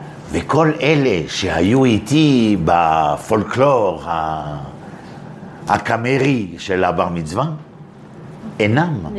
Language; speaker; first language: Hebrew; non-native, fluent; French